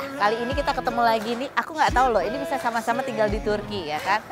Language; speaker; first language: Indonesian; native; Indonesian